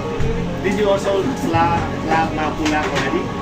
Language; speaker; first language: English; non-native, learner; Vietnamese